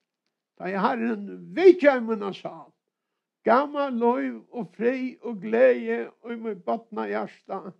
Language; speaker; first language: Swedish; non-native, learner; Faroese